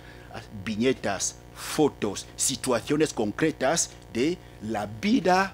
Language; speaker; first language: Spanish; non-native, fluent; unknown